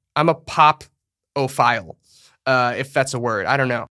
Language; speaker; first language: English; native; English